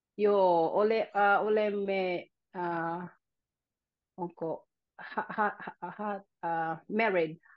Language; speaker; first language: Finnish; non-native, learner; Filipino